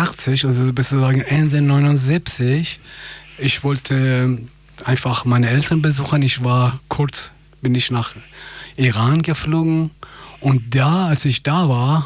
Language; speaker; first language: German; non-native, fluent; Persian